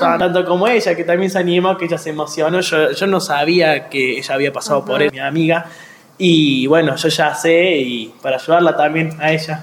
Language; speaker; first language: Spanish; native; Spanish